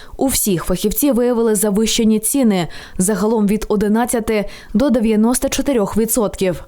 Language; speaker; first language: Ukrainian; native; Ukrainian